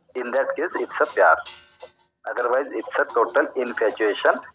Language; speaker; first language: Hindi; non-native, local second language; Marathi